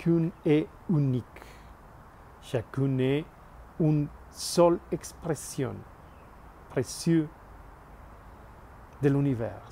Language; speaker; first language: French; non-native, learner; Spanish